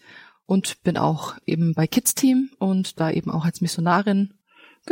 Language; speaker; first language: German; native; German